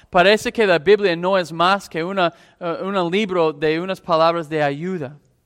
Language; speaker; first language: Spanish; non-native, fluent; English